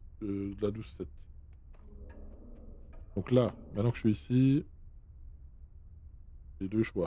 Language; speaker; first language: French; native; French